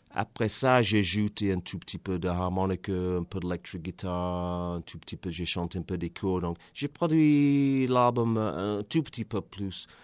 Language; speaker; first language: French; non-native, fluent; English